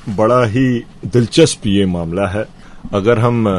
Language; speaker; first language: Hindi; native; Hindi